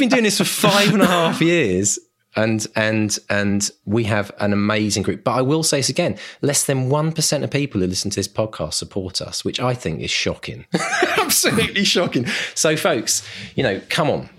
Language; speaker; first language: English; native; English